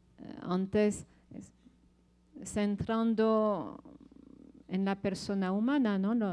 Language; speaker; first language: Spanish; non-native, fluent; French